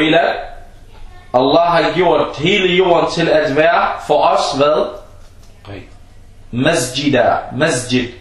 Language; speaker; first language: Danish; non-native, fluent; Arabic